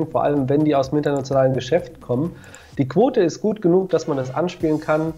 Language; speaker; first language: German; native; German